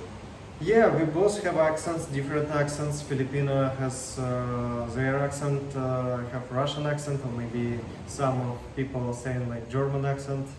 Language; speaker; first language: English; non-native, learner; Russian